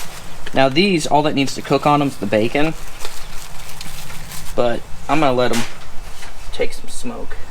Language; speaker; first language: English; native; English